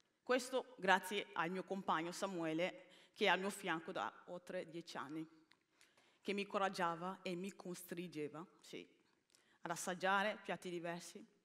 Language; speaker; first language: Italian; early bilingual, other home language; Bini